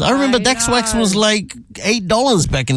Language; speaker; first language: English; native; English